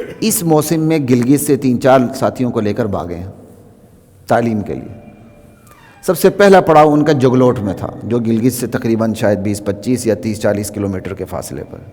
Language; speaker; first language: Urdu; non-native, local second language; Shina